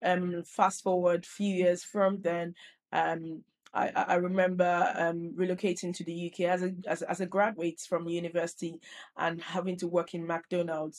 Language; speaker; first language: English; non-native, local second language; Yoruba